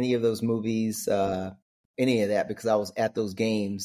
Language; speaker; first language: English; native; English